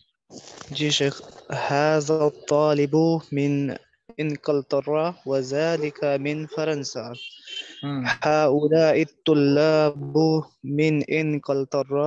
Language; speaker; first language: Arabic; non-native, learner; Urdu